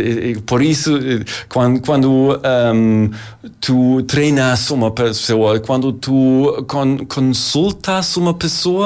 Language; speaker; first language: Portuguese; non-native, learner; German